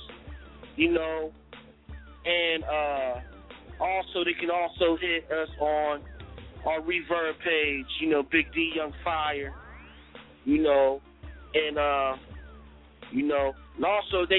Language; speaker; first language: English; native; English